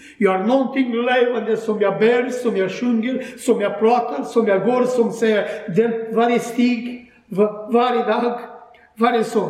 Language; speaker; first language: Swedish; non-native, learner; Croatian